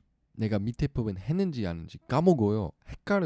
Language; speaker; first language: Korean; non-native, learner; English